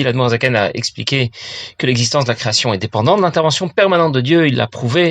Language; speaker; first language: French; native; French